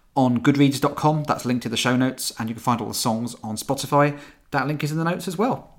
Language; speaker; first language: English; native; English